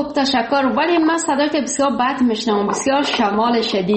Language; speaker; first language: Persian; native; Persian